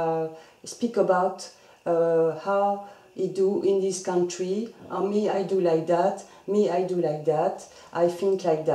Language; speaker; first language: English; non-native, learner; French